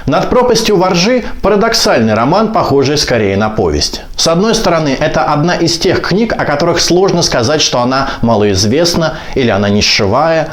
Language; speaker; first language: Russian; native; Russian